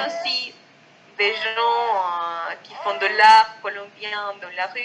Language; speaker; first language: French; non-native, fluent; Spanish